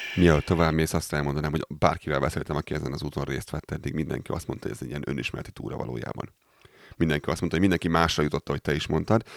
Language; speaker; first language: Hungarian; native; Hungarian